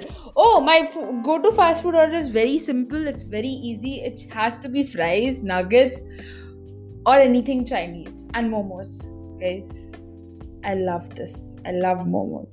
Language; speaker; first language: English; non-native, local second language; Maithili